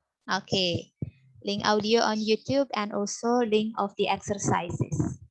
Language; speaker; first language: English; non-native, fluent; Indonesian